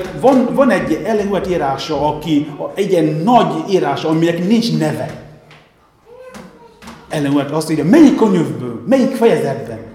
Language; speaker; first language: Hungarian; non-native, fluent; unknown